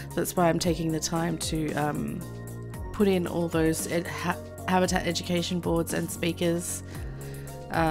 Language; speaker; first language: English; native; English